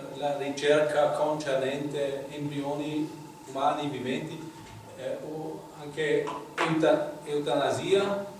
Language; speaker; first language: Italian; non-native, fluent; German